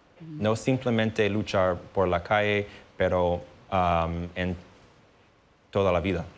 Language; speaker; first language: Spanish; non-native, fluent; English